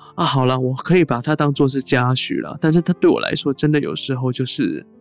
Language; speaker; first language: Chinese; non-native, local second language; Cantonese